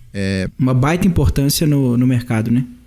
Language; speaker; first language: Portuguese; native; Portuguese